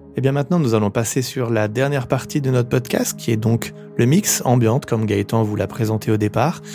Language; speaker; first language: French; native; French